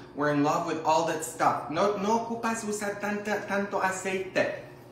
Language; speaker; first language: English; early bilingual, other home language; Polish